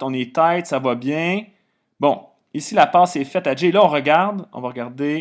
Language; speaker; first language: French; native; French